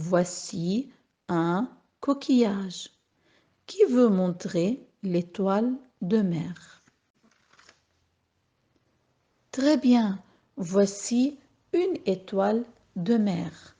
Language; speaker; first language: French; non-native, local second language; Arabic